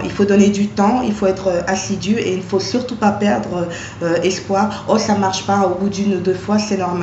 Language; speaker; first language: French; native; French